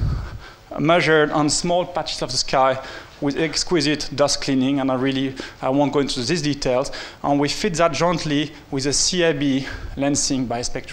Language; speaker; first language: English; non-native, fluent; French